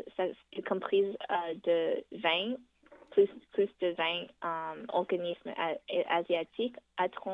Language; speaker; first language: French; non-native, fluent; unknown